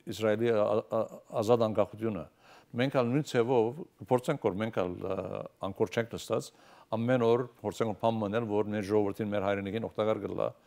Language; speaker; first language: Armenian; early bilingual, heritage; Armenian